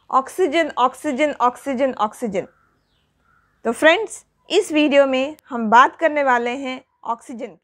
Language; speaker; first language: Hindi; native; Hindi